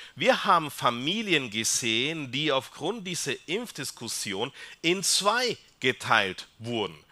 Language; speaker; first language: German; non-native, fluent; Spanish